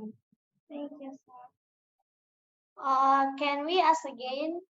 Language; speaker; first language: English; non-native, learner; Indonesian